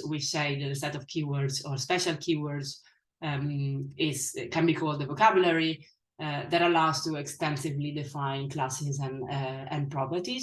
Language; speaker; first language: English; non-native, fluent; Italian